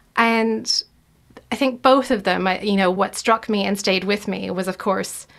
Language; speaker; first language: English; native; English